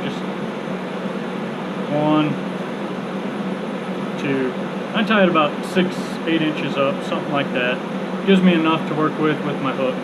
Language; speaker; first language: English; native; English